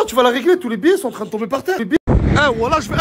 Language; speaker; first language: French; native; French